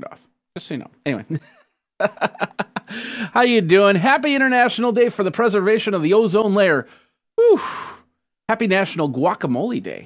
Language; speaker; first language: English; native; English